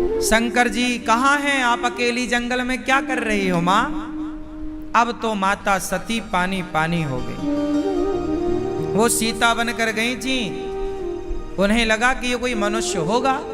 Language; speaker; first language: Hindi; native; Hindi